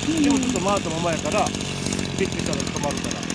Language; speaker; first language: Japanese; native; Japanese